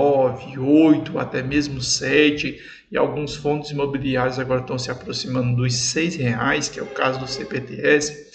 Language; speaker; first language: Portuguese; native; Portuguese